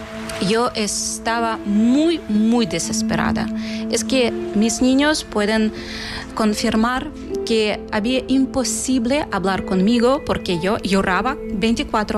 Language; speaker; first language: Spanish; non-native, fluent; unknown